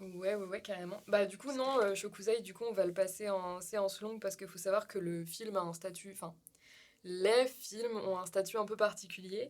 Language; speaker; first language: French; native; French